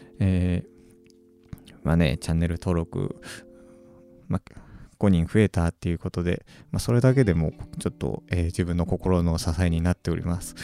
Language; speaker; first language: Japanese; native; Japanese